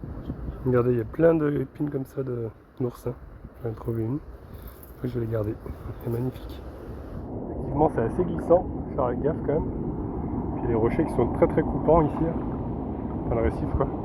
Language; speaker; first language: French; native; French